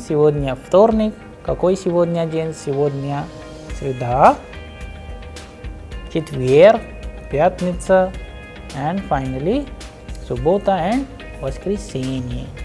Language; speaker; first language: Russian; non-native, fluent; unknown